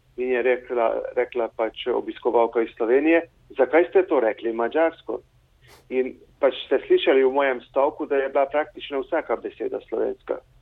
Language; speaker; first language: Slovenian; early bilingual, heritage; Slovenian